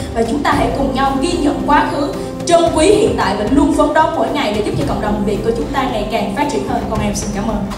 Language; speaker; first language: Vietnamese; early bilingual, heritage; Vietnamese